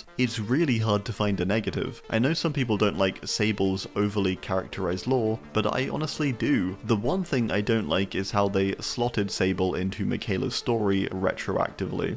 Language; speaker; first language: English; native; English